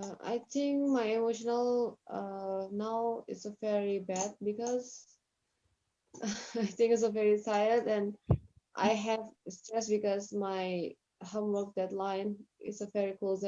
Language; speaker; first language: English; non-native, learner; Indonesian